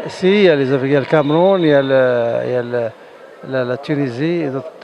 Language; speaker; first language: French; non-native, local second language; Arabic